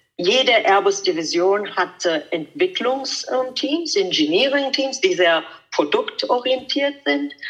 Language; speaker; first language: German; non-native, fluent; Italian